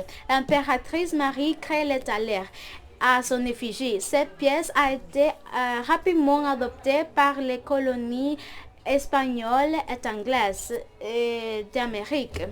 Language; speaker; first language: French; non-native, fluent; Spanish